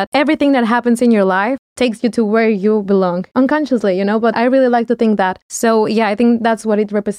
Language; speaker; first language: English; non-native, fluent; Spanish